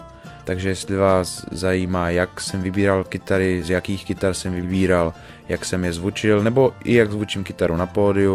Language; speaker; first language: Czech; native; Czech